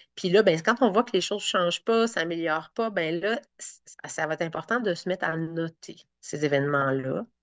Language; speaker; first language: French; native; French